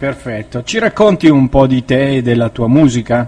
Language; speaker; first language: Italian; native; Italian